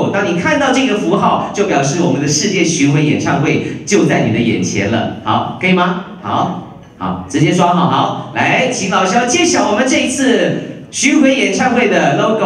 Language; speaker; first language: Chinese; native; Chinese